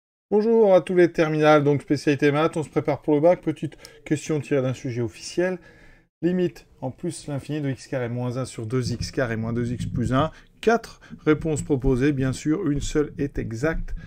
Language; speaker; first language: French; native; French